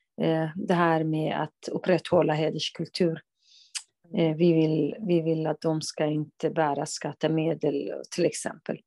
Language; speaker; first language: Swedish; non-native, fluent; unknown